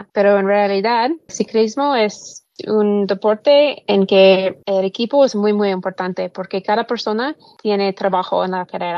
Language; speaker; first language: Spanish; non-native, learner; English